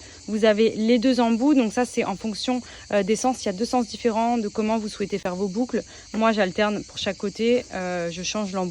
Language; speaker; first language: French; native; French